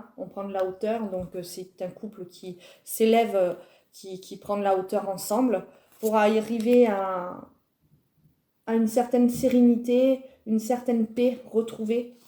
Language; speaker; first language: French; native; French